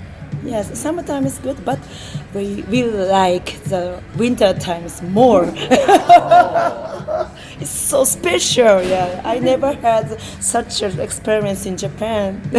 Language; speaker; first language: English; non-native, learner; Japanese